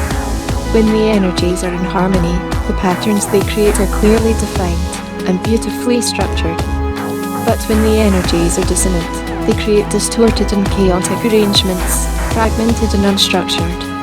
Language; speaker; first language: English; native; English